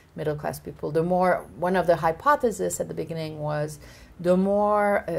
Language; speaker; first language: English; native; English